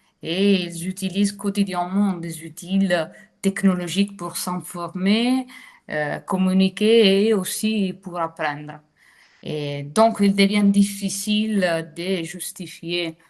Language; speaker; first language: French; non-native, fluent; Italian